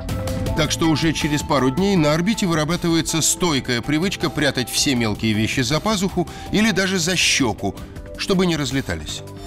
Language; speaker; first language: Russian; native; Russian